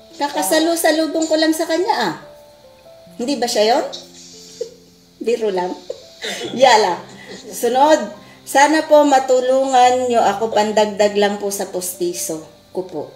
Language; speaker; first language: Filipino; native; Filipino